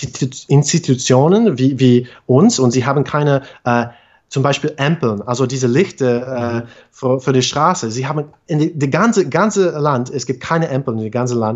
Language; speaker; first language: German; non-native, fluent; English